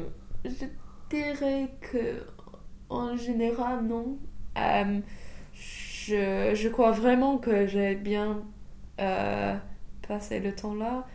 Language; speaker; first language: French; non-native, fluent; English